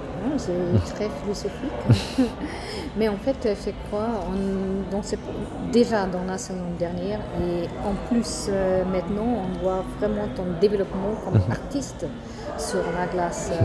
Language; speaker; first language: French; non-native, fluent; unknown